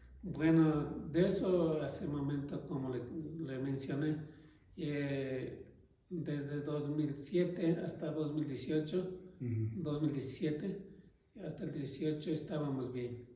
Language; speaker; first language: Spanish; non-native, local second language; Quechua